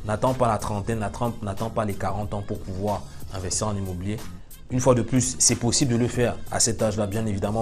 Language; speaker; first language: French; native; French